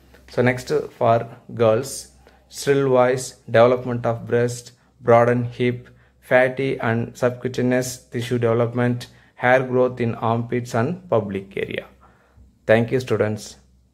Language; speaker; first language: English; non-native, local second language; Tamil